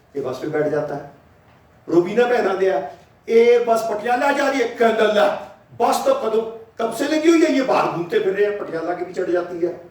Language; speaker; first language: Hindi; non-native, local second language; Punjabi